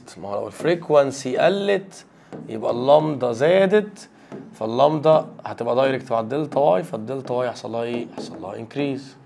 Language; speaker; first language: Arabic; native; Arabic